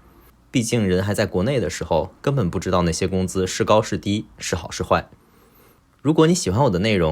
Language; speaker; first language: Chinese; native; Chinese